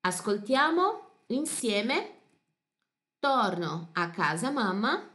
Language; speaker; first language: Italian; non-native, fluent; Portuguese